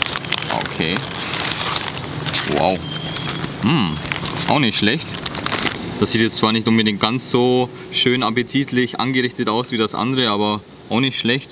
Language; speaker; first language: German; native; German